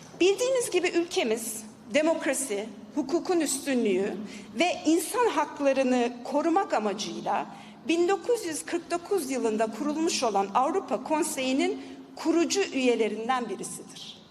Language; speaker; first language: Turkish; native; Turkish